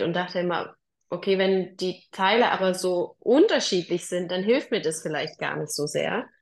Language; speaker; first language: German; native; German